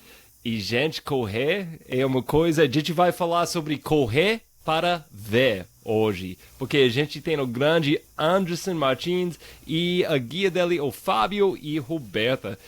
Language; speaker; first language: Portuguese; non-native, fluent; English